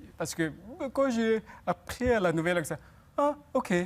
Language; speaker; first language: French; non-native, fluent; Chinese